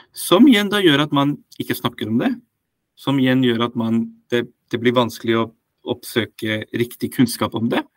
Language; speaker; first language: Norwegian; early bilingual, other home language; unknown